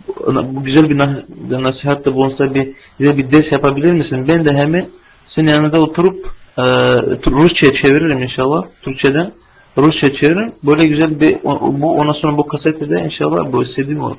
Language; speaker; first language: Turkish; non-native, fluent; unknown